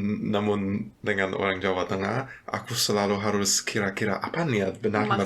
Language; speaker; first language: Indonesian; non-native, fluent; German